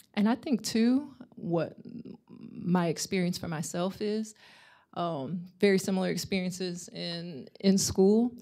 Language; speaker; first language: English; native; English